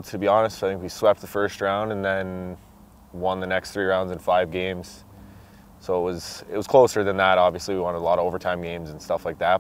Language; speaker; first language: English; native; English